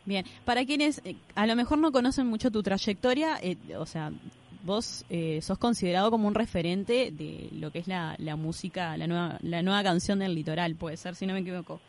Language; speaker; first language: Spanish; native; Spanish